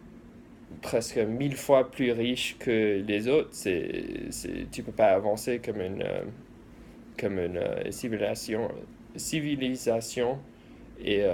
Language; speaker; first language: French; early bilingual, heritage; English